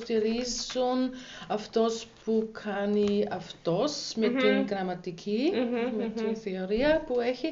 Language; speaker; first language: Greek; non-native, learner; German